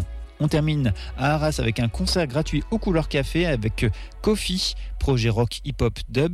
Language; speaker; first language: French; native; French